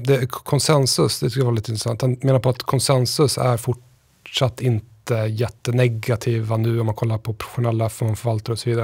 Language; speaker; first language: Swedish; native; Swedish